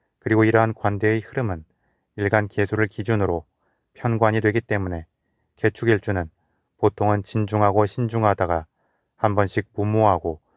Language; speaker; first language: Korean; native; Korean